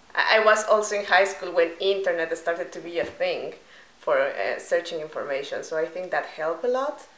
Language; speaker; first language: English; non-native, fluent; Spanish